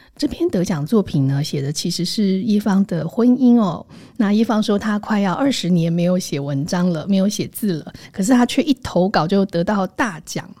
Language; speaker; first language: Chinese; native; Chinese